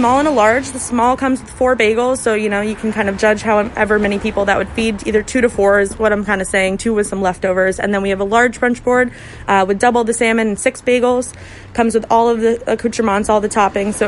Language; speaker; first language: English; native; English